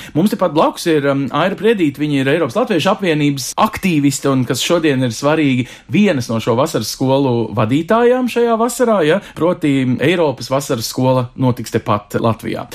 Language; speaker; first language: Latvian; native; Latvian